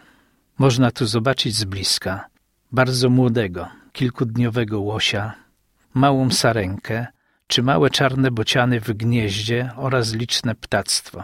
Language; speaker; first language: Polish; native; Polish